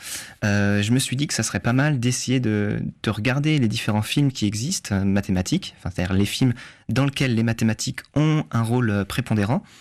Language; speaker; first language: French; native; French